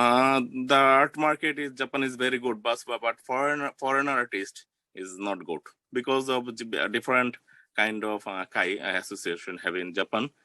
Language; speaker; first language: English; non-native, learner; Bangla